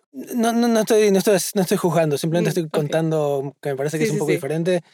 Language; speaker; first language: Spanish; native; Spanish